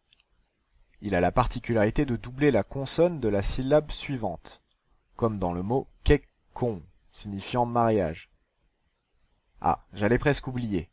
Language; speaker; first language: French; native; French